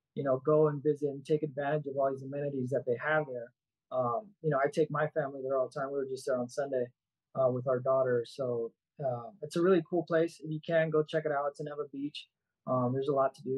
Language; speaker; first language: English; native; English